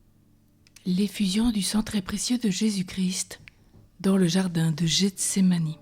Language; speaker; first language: French; native; French